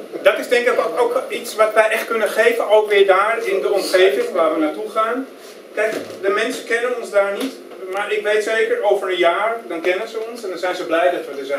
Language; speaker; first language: Dutch; native; Dutch